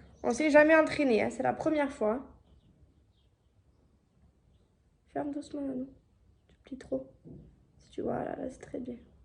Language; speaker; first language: French; native; French